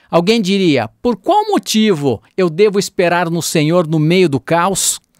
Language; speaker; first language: Portuguese; native; Portuguese